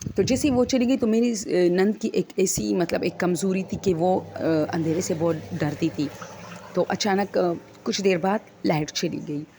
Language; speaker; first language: Urdu; non-native, local second language; Pashto